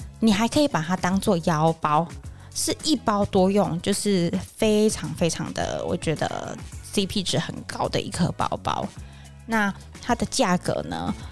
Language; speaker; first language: Chinese; native; Chinese